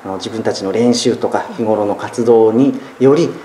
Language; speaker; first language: Japanese; native; Japanese